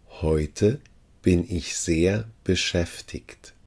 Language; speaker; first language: German; non-native, fluent; Uzbek